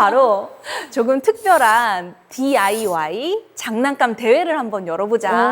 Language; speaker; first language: Korean; native; Korean